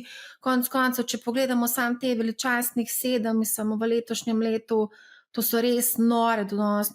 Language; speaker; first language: Slovenian; native; Slovenian